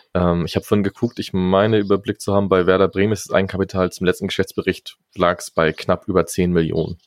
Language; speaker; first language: German; native; German